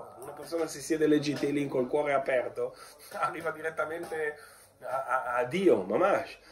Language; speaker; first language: Italian; native; Italian